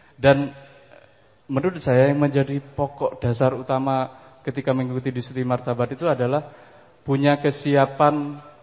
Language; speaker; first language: Indonesian; non-native, local second language; Madurese